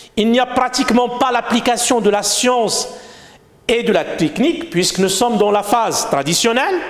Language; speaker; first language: French; non-native, local second language; Arabic